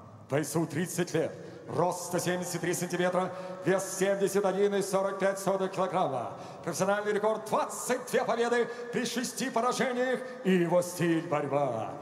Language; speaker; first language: Russian; native; Russian